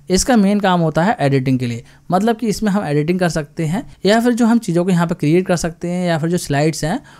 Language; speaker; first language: Hindi; native; Hindi